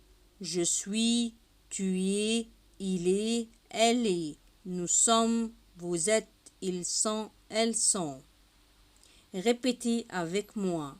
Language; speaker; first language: French; non-native, fluent; Arabic